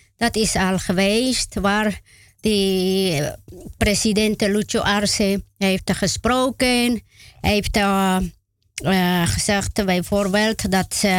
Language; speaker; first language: Dutch; non-native, learner; Spanish